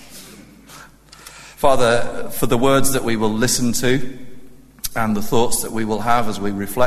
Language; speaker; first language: English; native; English